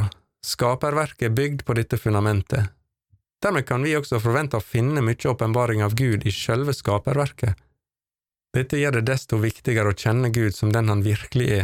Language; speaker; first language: Norwegian; native; Norwegian